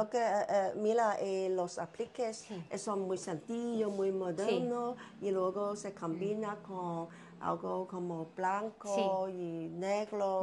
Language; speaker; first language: Spanish; non-native, learner; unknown